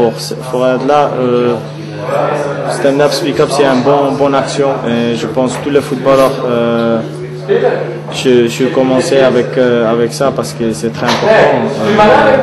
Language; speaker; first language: French; non-native, learner; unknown